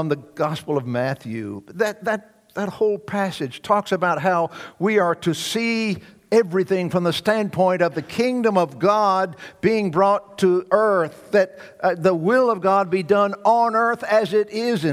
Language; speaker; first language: English; native; English